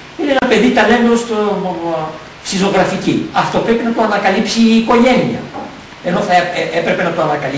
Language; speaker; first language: Greek; native; Greek